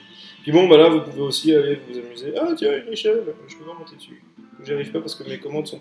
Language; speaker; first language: French; native; French